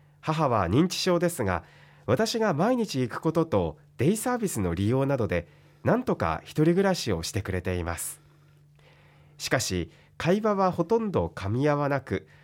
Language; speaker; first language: Japanese; native; Japanese